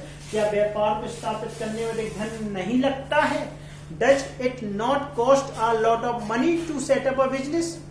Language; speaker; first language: Hindi; native; Hindi